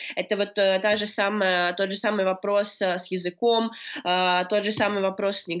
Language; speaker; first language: Russian; native; Russian